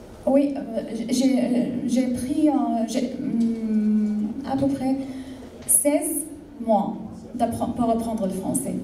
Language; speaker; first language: French; non-native, fluent; Arabic